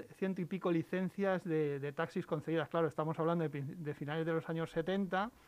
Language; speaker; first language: Spanish; native; Spanish